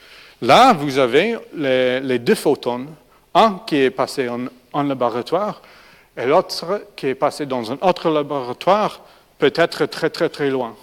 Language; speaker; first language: French; non-native, fluent; English